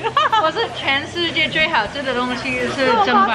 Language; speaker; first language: Chinese; non-native, local second language; Cantonese